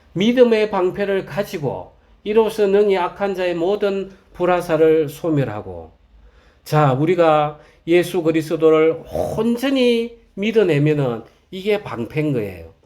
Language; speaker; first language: Korean; native; Korean